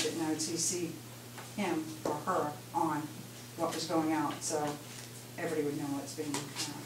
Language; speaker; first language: English; native; English